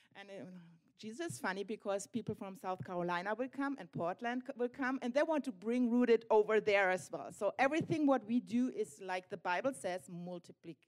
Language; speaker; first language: English; non-native, fluent; German